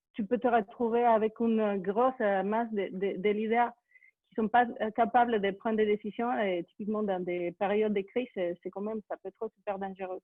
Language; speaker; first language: French; non-native, fluent; Spanish